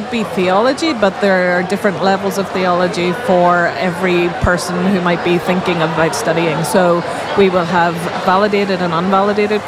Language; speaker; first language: English; native; English